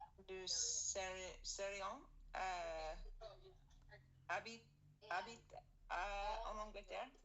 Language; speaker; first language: French; non-native, learner; English